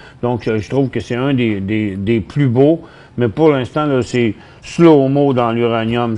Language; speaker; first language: French; native; French